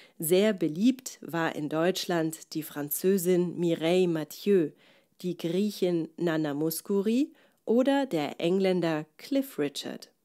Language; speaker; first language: German; native; German